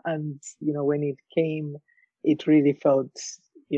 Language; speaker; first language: English; non-native, local second language; Ganda